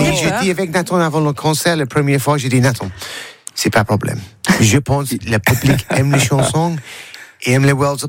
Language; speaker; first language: French; non-native, learner; English